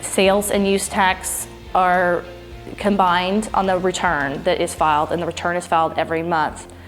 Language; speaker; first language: English; native; English